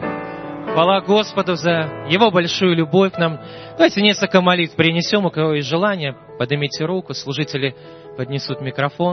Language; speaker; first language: Russian; native; Russian